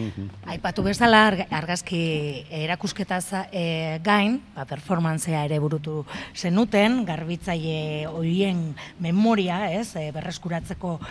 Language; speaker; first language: Basque; native; Basque